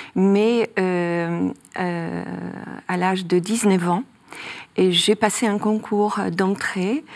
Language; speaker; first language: French; non-native, fluent; Polish